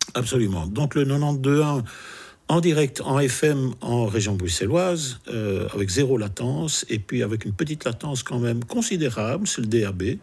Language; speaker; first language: French; native; French